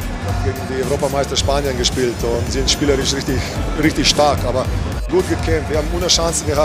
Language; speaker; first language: German; non-native, learner; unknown